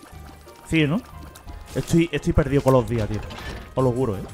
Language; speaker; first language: Spanish; native; Spanish